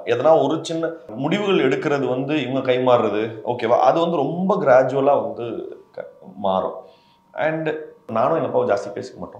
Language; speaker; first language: Tamil; native; Tamil